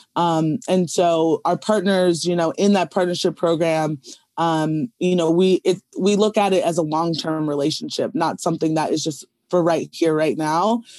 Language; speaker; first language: English; native; English